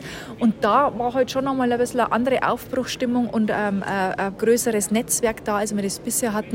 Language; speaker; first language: German; native; German